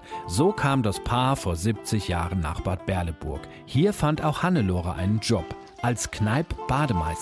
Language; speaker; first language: German; native; German